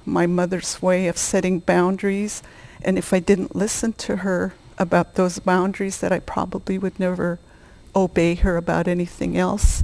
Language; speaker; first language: English; native; English